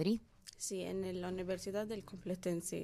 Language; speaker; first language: Spanish; non-native, learner; Arabic